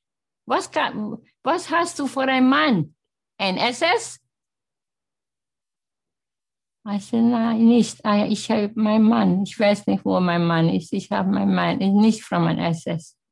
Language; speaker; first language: German; non-native, learner; Hungarian